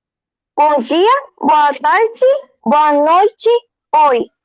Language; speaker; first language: Portuguese; non-native, learner; Spanish